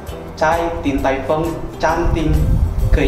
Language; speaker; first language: Chinese; non-native, learner; Indonesian